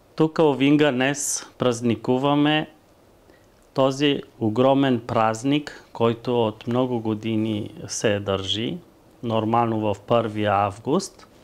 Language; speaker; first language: Bulgarian; early bilingual, heritage; Bulgarian